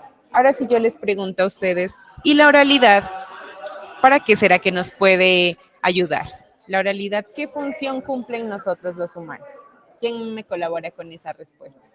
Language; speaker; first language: Spanish; native; Spanish